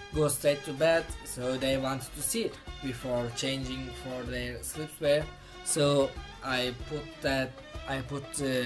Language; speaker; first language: English; non-native, fluent; Turkish